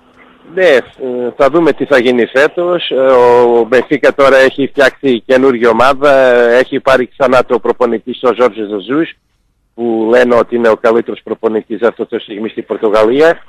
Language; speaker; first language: Greek; non-native, fluent; Portuguese